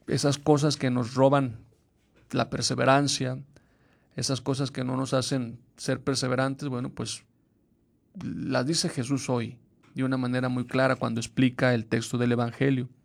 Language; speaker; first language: Spanish; native; Spanish